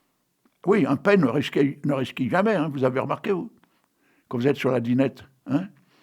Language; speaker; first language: French; native; French